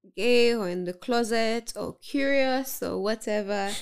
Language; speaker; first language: English; non-native, local second language; Yoruba